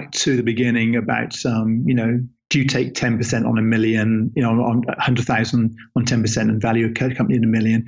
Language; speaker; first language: English; native; English